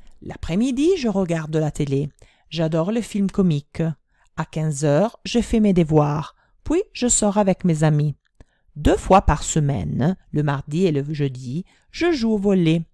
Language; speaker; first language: French; non-native, fluent; Italian